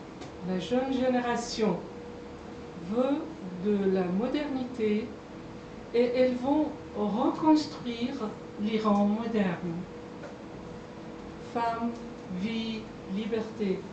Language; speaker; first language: French; non-native, fluent; Persian